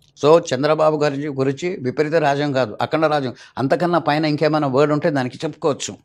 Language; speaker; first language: Telugu; non-native, fluent; Malayalam